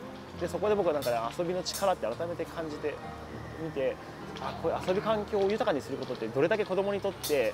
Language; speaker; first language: Japanese; native; Japanese